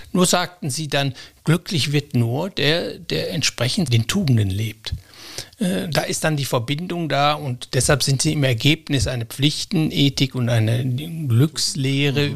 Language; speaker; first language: German; native; German